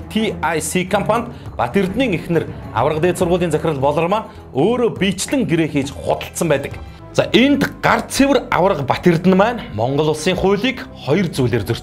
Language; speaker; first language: Mongolian; native; Mongolian